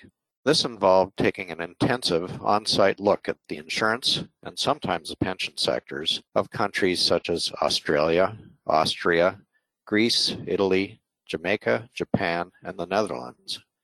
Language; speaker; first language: English; native; English